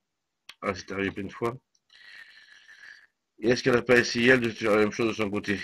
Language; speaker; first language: French; native; French